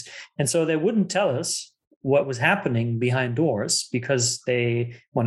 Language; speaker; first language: English; non-native, fluent; German